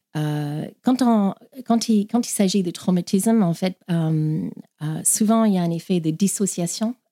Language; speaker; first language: French; non-native, fluent; English